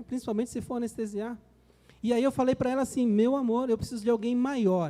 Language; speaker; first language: Portuguese; native; Portuguese